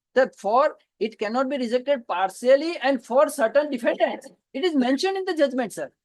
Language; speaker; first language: English; non-native, local second language; Gujarati